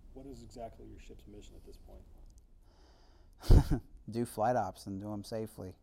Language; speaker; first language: English; native; English